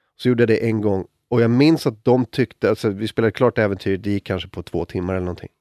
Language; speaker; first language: Swedish; native; Swedish